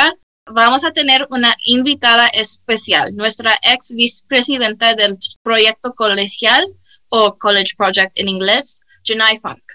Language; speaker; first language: Spanish; early bilingual, heritage; Spanish